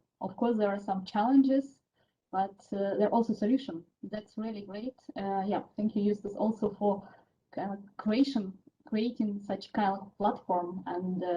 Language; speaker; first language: English; non-native, fluent; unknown